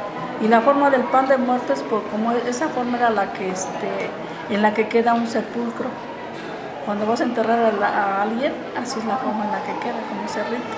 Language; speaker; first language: Spanish; native; Spanish